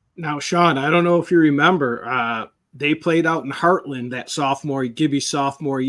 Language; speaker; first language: English; native; English